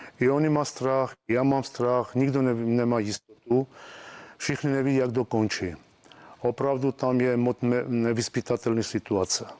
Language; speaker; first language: Czech; non-native, fluent; Armenian